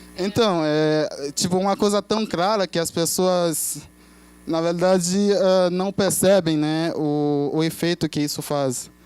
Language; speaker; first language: Portuguese; non-native, fluent; Haitian Creole